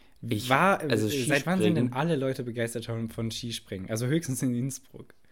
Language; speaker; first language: German; native; German